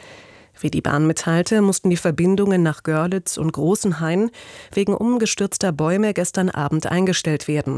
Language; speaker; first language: German; native; German